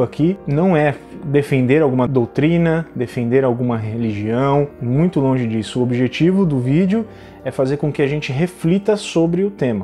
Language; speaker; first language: Portuguese; native; Portuguese